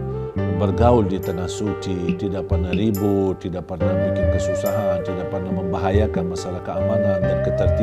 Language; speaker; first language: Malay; non-native, fluent; Arabic